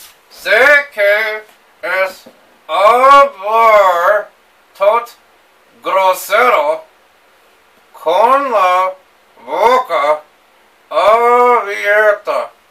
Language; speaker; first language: Spanish; non-native, learner; English